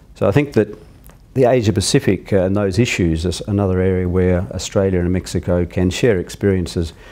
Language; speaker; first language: English; native; English